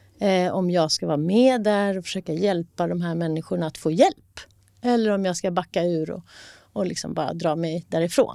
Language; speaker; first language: Swedish; native; Swedish